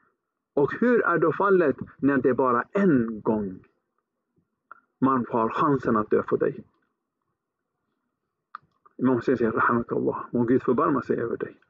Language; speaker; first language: Swedish; early bilingual, other home language; Arabic